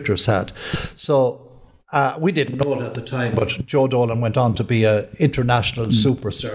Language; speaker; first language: English; native; English